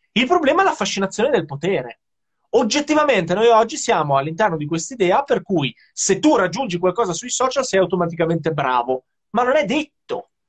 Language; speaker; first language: Italian; native; Italian